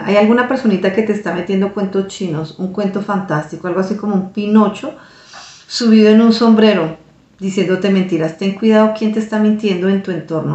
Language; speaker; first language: Spanish; native; Spanish